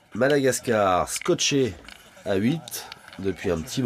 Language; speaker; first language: French; native; French